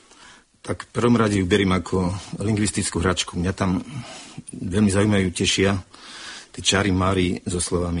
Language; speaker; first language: Slovak; native; Slovak